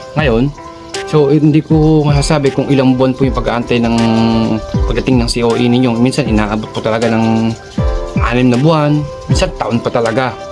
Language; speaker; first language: Filipino; native; Filipino